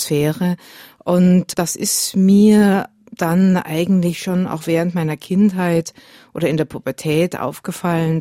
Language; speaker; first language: German; native; German